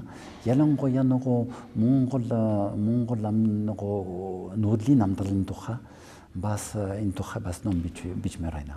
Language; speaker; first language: Mongolian; non-native, fluent; French